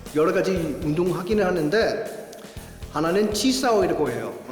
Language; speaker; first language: Korean; non-native, learner; Danish